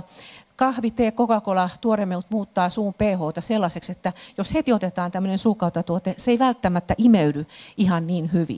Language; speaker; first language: Finnish; native; Finnish